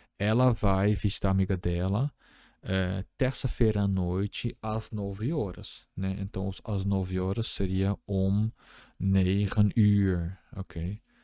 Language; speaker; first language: Portuguese; non-native, fluent; Dutch